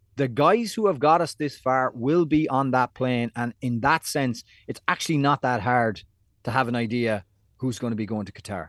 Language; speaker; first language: English; native; English